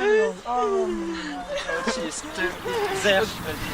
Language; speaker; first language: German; non-native, learner; Polish